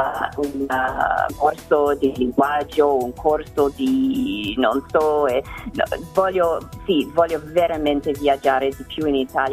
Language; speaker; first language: Italian; non-native, learner; English